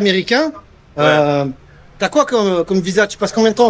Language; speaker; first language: French; native; French